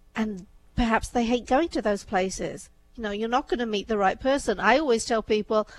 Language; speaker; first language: English; native; English